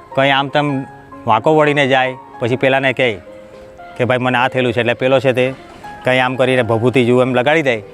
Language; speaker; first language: Gujarati; native; Gujarati